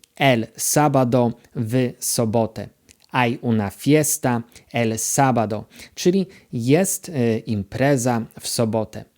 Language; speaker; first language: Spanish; non-native, fluent; Polish